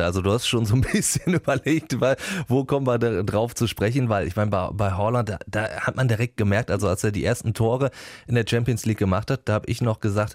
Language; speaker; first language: German; native; German